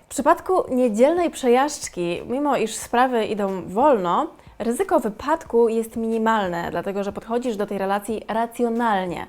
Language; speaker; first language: Polish; native; Polish